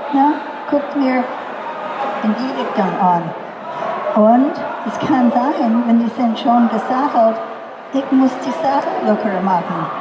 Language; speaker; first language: German; non-native, fluent; English